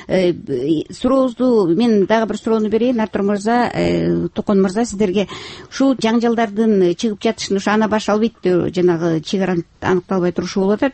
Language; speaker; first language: Kyrgyz; native; Kyrgyz